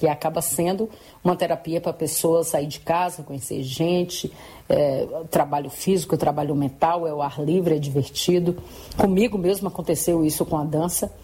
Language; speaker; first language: Portuguese; native; Portuguese